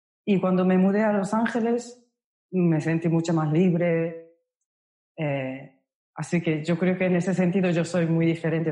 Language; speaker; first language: Spanish; non-native, fluent; Japanese